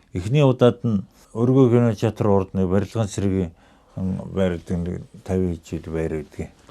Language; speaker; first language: Mongolian; native; Mongolian